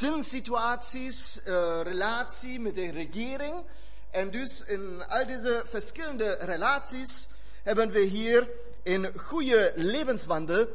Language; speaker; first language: Dutch; non-native, fluent; German